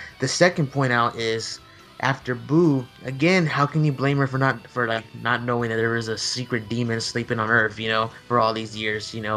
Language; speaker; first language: English; native; English